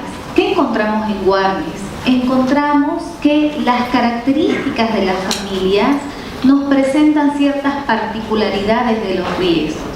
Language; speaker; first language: Spanish; native; Spanish